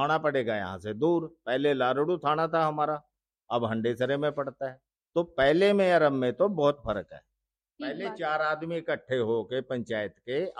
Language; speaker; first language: Hindi; native; Hindi